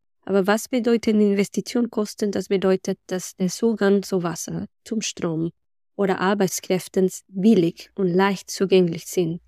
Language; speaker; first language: German; non-native, fluent; Spanish